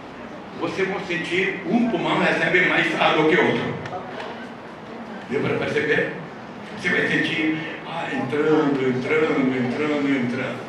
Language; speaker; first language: Portuguese; non-native, fluent; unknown